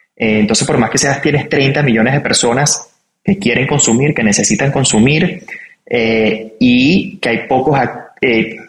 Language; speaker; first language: Spanish; native; Spanish